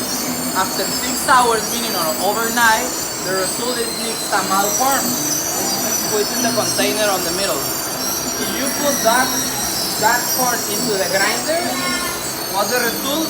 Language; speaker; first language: English; non-native, fluent; Spanish